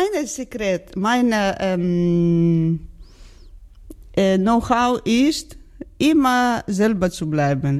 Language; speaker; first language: German; non-native, learner; Georgian